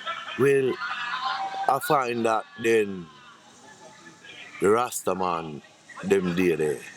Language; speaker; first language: English; native; English